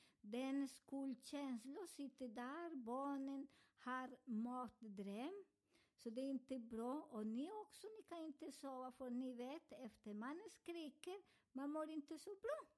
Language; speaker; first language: Swedish; non-native, learner; Spanish